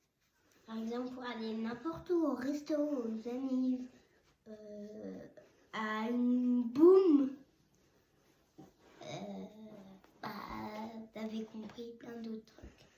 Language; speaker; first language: French; native; French